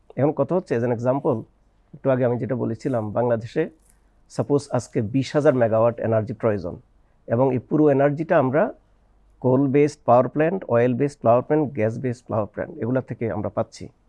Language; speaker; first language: Bangla; native; Bangla